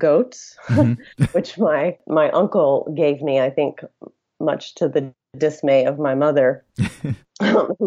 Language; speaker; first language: English; native; English